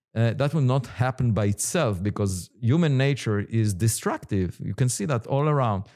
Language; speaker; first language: English; non-native, fluent; Hebrew